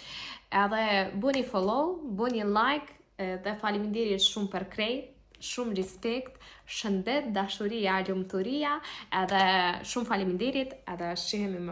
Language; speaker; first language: Albanian; non-native, learner; Russian